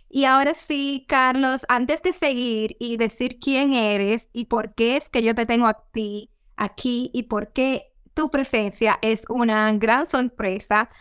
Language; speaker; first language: Spanish; native; Spanish